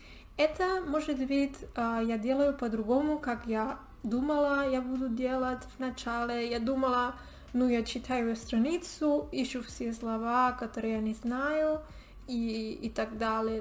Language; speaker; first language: Russian; non-native, learner; Spanish